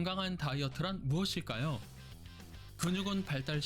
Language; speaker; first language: Korean; native; Korean